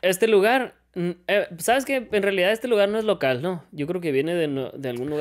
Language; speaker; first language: Spanish; early bilingual, heritage; Spanish